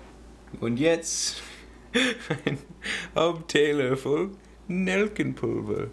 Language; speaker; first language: German; non-native, learner; English